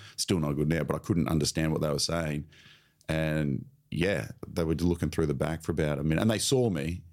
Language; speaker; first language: English; native; English